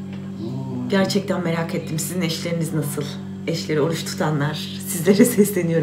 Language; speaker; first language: Turkish; native; Turkish